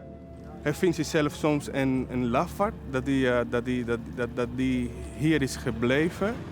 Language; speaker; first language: Dutch; non-native, fluent; Spanish